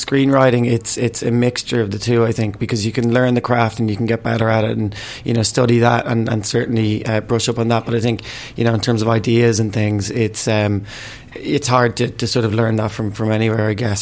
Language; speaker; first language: English; native; English